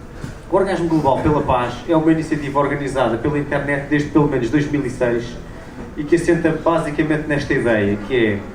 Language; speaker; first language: Portuguese; native; Portuguese